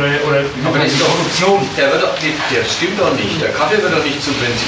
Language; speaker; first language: German; native; German